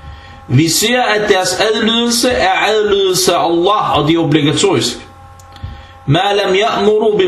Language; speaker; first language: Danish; early bilingual, other home language; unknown